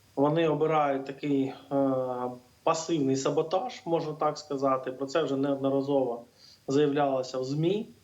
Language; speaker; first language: Ukrainian; native; Ukrainian